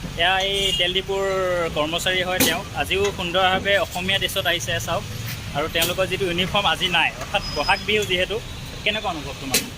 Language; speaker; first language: Assamese; native; Assamese